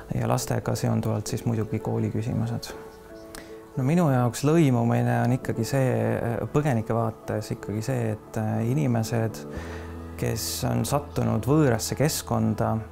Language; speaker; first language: Estonian; non-native, local second language; Russian